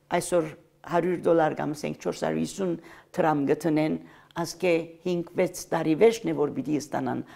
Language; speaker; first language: Armenian; early bilingual, heritage; Armenian